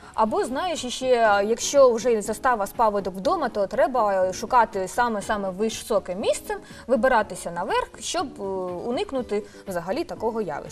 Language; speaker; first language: Ukrainian; native; Ukrainian